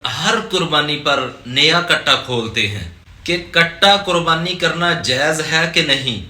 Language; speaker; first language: Urdu; non-native, local second language; Saraiki